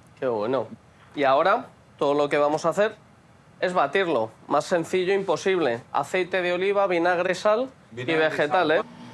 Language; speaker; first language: Spanish; native; Spanish